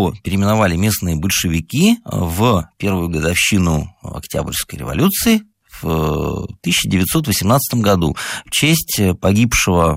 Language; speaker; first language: Russian; native; Russian